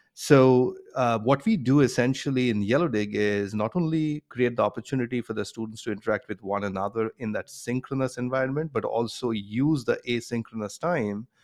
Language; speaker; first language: English; non-native, local second language; Bangla